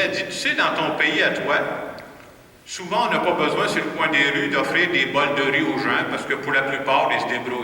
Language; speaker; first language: French; native; French